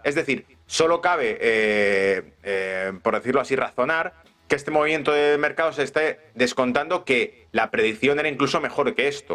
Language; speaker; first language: Spanish; native; Spanish